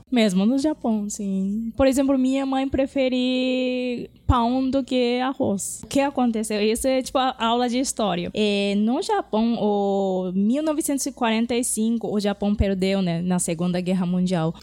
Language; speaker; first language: Portuguese; non-native, fluent; Japanese